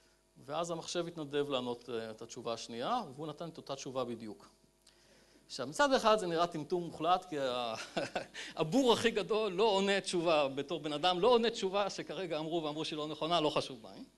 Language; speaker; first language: Hebrew; native; Hebrew